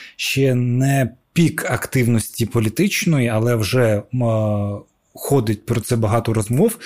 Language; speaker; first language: Ukrainian; non-native, local second language; Russian